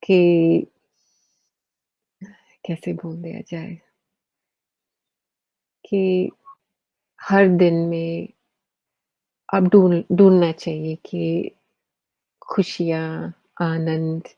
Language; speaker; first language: Hindi; early bilingual, heritage; English